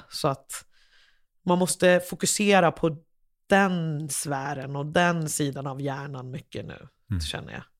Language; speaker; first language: Swedish; early bilingual, other home language; English